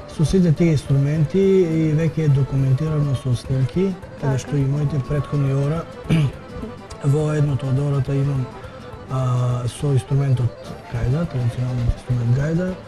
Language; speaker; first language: Macedonian; native; Macedonian